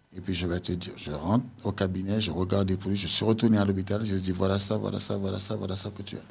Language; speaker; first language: French; native; French